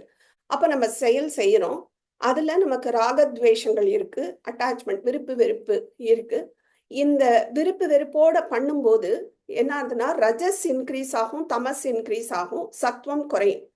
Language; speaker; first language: Tamil; native; Tamil